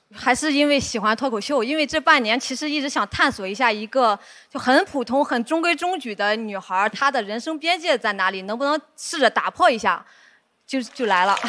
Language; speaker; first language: Chinese; native; Chinese